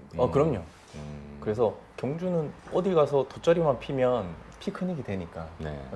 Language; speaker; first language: Korean; native; Korean